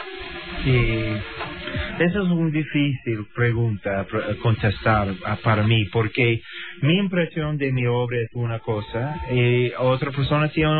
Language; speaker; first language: Spanish; non-native, learner; English